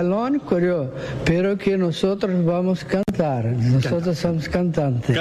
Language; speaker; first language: Spanish; non-native, learner; Portuguese